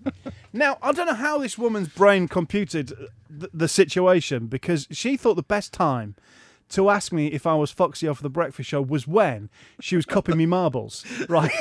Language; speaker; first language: English; native; English